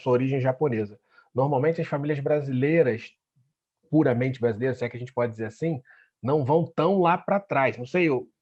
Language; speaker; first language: Portuguese; native; Portuguese